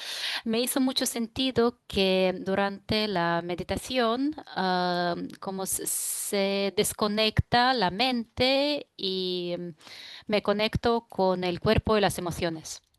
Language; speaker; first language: Spanish; non-native, fluent; Russian